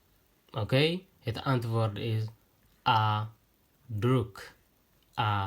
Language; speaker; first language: Dutch; non-native, learner; Tigrinya